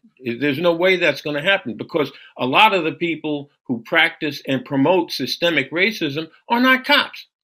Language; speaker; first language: English; native; English